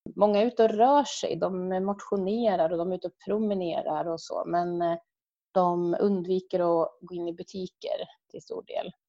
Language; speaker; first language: Swedish; native; Swedish